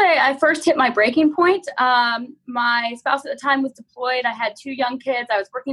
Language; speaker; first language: English; native; English